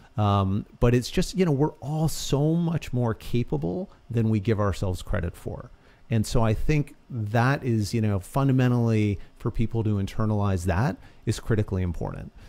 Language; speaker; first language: English; native; English